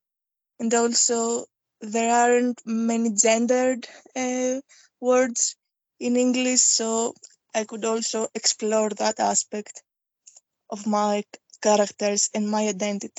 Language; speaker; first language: English; non-native, fluent; Greek